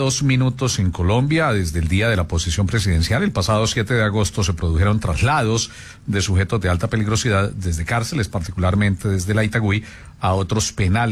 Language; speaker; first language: Spanish; native; Spanish